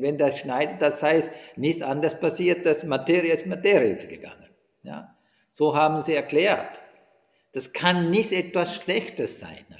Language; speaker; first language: German; non-native, fluent; Sinhala